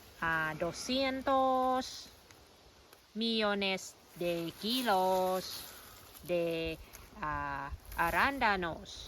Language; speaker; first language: Spanish; non-native, learner; Thai